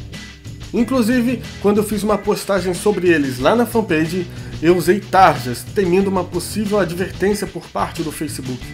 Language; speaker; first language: Portuguese; native; Portuguese